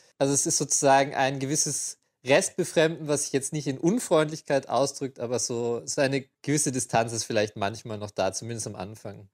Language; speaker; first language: German; native; German